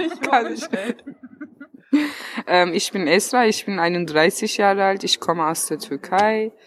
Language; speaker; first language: German; non-native, learner; Turkish